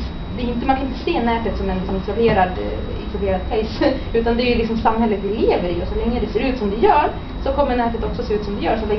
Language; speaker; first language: Swedish; native; Swedish